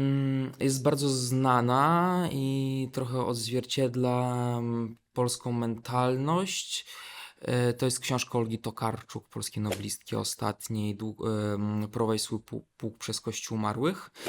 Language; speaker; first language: Polish; non-native, fluent; Belarusian